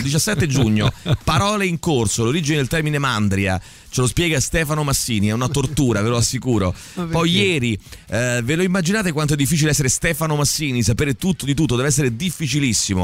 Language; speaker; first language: Italian; native; Italian